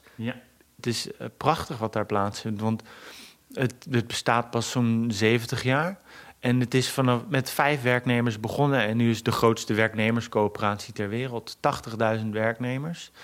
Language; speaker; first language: Dutch; native; Dutch